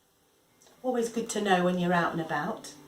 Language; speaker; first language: English; native; English